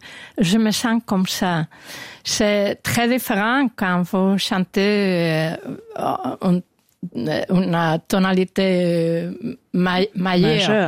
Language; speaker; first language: French; non-native, learner; Spanish